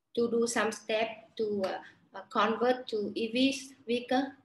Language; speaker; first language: English; non-native, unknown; Vietnamese